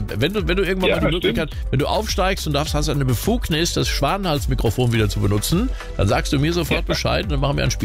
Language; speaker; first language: German; native; German